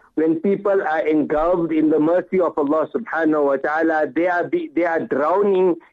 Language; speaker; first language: English; native; English